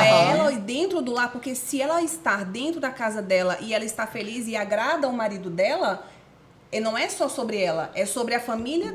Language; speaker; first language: Portuguese; native; Portuguese